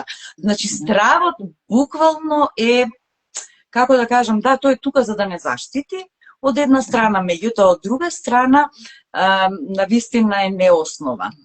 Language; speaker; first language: Macedonian; native; Macedonian